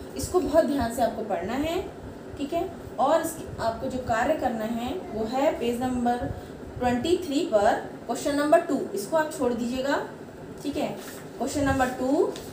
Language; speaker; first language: Hindi; native; Hindi